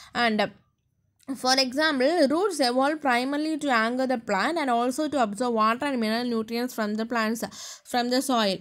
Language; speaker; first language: English; non-native, local second language; Tamil